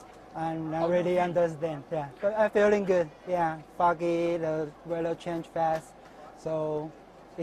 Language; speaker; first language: English; non-native, learner; Chinese